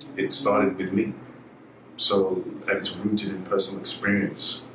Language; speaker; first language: English; native; English